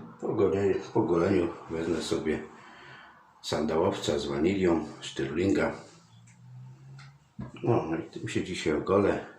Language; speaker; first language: Polish; native; Polish